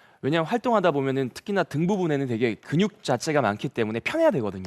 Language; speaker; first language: Korean; native; Korean